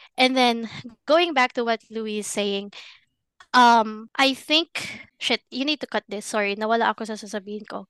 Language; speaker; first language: English; non-native, local second language; Filipino